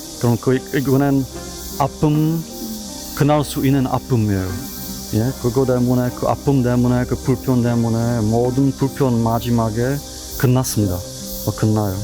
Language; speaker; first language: Korean; non-native, learner; Czech